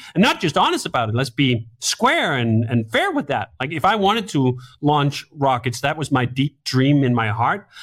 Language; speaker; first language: English; non-native, fluent; Danish